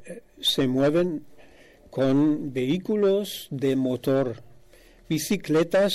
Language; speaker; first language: Spanish; non-native, fluent; German